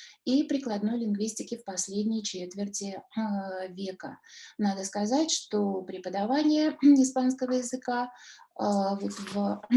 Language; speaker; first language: Russian; native; Russian